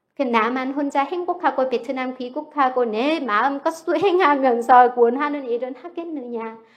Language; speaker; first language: Korean; non-native, fluent; Vietnamese